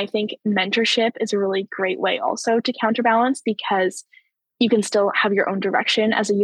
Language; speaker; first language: English; native; English